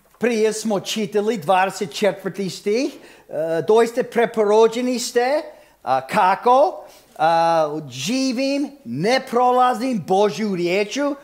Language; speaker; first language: Croatian; early bilingual, heritage; Croatian